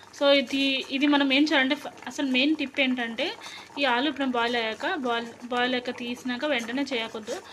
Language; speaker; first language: Telugu; non-native, local second language; Lambadi